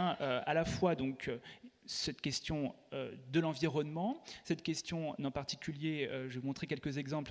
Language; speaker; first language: French; native; French